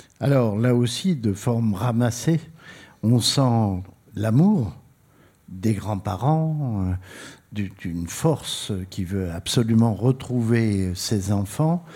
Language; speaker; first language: French; native; French